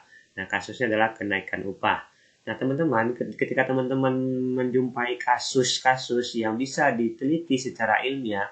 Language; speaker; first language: Indonesian; native; Indonesian